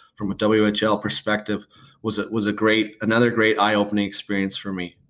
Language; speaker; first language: English; native; English